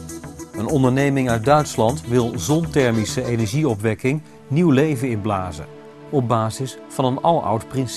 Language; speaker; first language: Dutch; native; Dutch